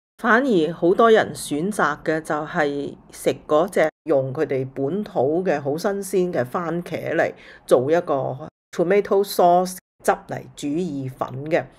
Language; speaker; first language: Cantonese; early bilingual, heritage; Cantonese